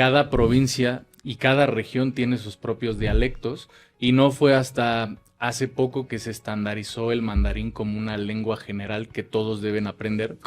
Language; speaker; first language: Spanish; native; Spanish